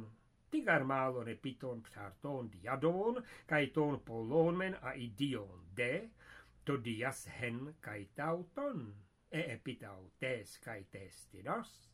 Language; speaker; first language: Greek; non-native, fluent; English